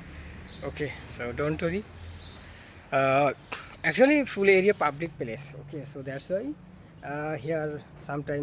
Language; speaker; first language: English; non-native, learner; Bangla